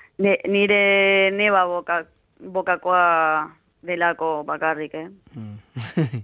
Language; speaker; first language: Basque; non-native, fluent; Spanish